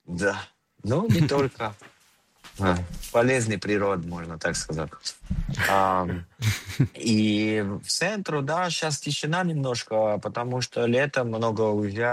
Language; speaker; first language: Russian; non-native, fluent; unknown